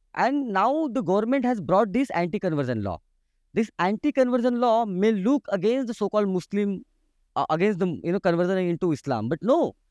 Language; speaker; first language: English; non-native, local second language; Marathi